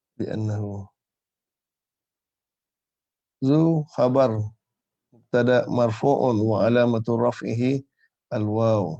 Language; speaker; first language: Arabic; non-native, fluent; Malay